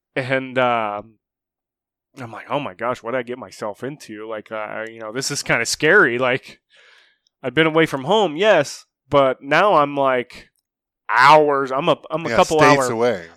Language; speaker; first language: English; native; English